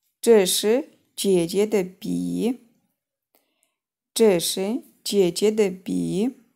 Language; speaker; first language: Chinese; non-native, fluent; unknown